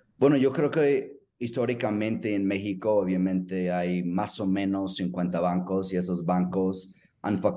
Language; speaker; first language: Spanish; non-native, fluent; English